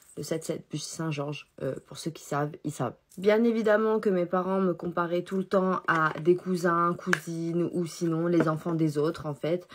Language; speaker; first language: French; early bilingual, other home language; Chinese